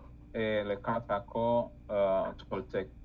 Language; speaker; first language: French; non-native, learner; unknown